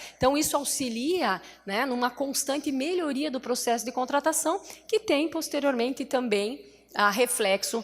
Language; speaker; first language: Portuguese; native; Portuguese